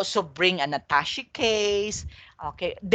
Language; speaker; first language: English; non-native, local second language; Filipino